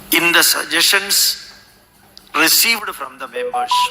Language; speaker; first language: English; non-native, local second language; Malayalam